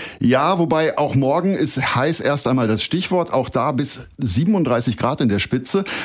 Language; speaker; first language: German; native; German